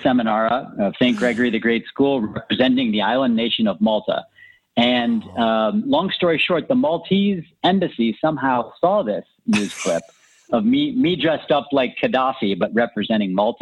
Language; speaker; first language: English; native; English